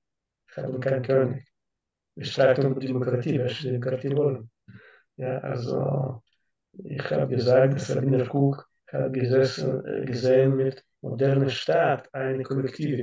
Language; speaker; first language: German; non-native, learner; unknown